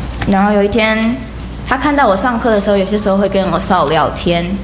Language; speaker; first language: Chinese; early bilingual, heritage; Chinese